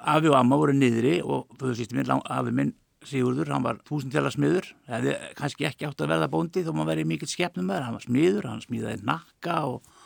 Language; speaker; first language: Icelandic; native; Icelandic